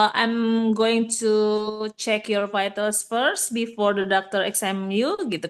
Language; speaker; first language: English; non-native, learner; Indonesian